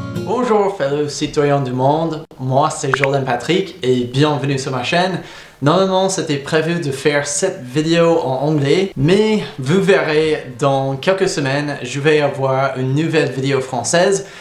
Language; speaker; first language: French; non-native, fluent; English